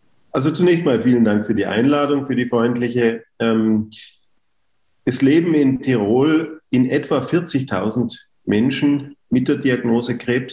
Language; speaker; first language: German; native; German